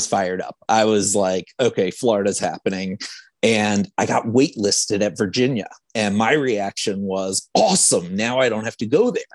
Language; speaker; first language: English; native; English